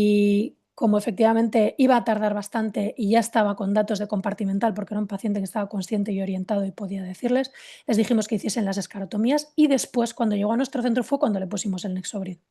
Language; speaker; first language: Spanish; native; Spanish